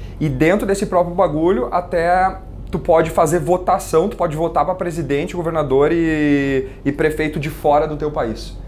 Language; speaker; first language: Portuguese; native; Portuguese